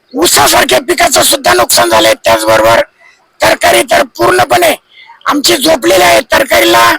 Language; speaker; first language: Marathi; native; Marathi